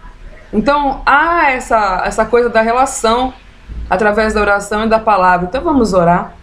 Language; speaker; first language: Portuguese; native; Portuguese